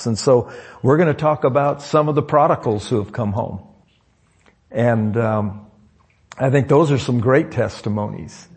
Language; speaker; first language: English; native; English